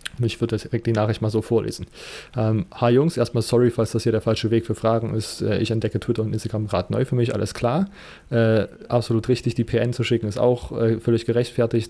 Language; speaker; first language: German; native; German